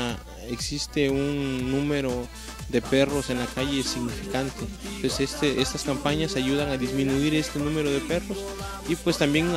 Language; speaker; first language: Spanish; native; Spanish